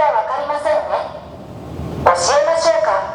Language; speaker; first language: Japanese; non-native, learner; Bangla